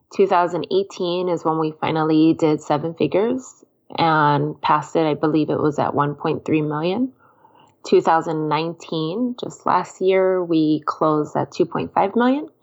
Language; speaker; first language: English; native; English